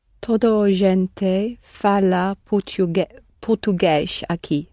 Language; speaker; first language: Portuguese; non-native, learner; English